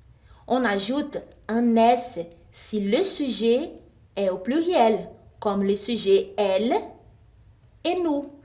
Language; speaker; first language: French; non-native, fluent; Portuguese